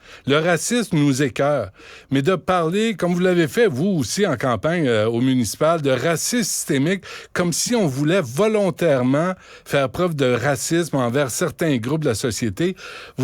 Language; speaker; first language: French; native; French